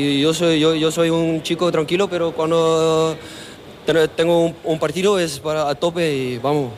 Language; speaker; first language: Spanish; non-native, learner; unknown